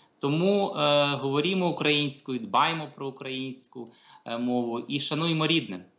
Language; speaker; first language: Ukrainian; native; Ukrainian